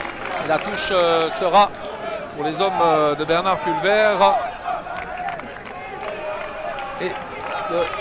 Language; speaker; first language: French; native; French